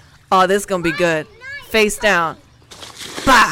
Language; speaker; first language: English; early bilingual, other home language; Spanish